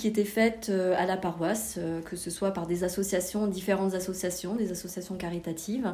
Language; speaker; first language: French; native; French